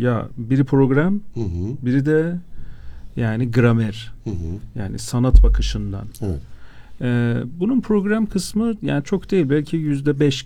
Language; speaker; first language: Turkish; non-native, fluent; Azerbaijani